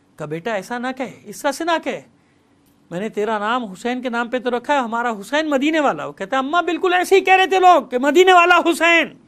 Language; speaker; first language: Urdu; native; Urdu